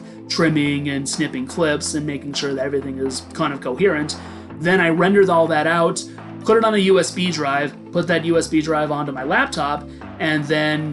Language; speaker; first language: English; native; English